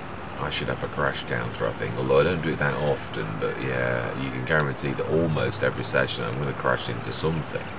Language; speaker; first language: English; native; English